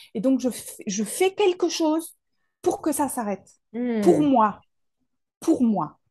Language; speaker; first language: French; native; French